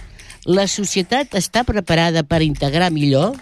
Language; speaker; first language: Catalan; native; Catalan